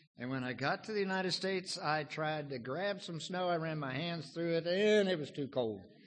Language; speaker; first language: English; native; English